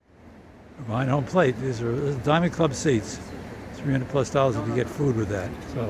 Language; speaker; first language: English; native; English